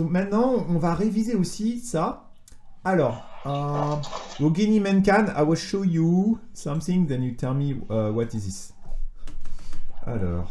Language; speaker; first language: French; native; French